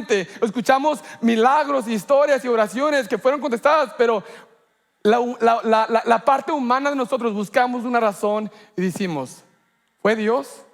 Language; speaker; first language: Spanish; early bilingual, heritage; Spanish